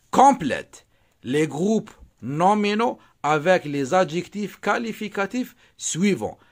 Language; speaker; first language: French; non-native, local second language; Arabic